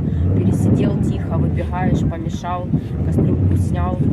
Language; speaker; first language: Russian; native; Russian